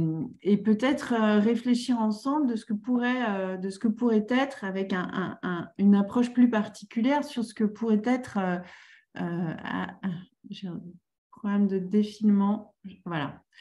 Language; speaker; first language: French; native; French